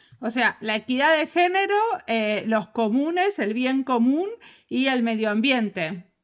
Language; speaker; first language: Spanish; native; Spanish